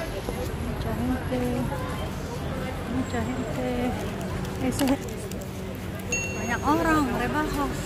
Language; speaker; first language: Spanish; non-native, learner; Indonesian